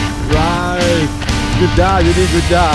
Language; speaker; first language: English; non-native, learner; Korean